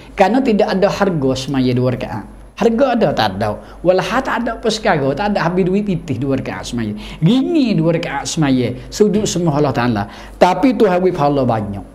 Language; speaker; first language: Malay; native; Malay